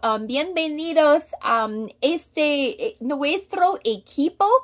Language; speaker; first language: Spanish; non-native, learner; English